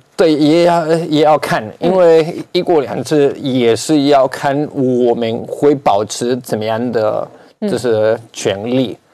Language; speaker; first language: Chinese; non-native, fluent; Spanish